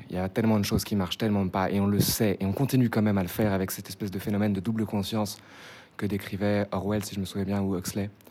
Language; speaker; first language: French; native; French